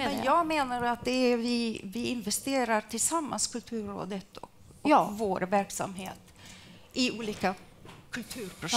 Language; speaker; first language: Swedish; non-native, fluent; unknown